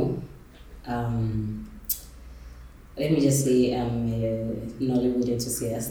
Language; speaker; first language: English; non-native, local second language; Yoruba